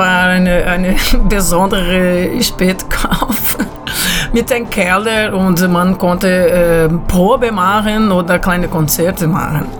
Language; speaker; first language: German; non-native, learner; Portuguese